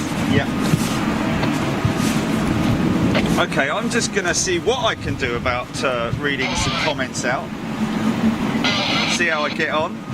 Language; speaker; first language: English; native; English